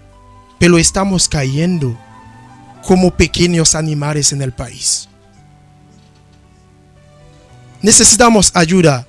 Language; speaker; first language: Spanish; non-native, learner; Haitian Creole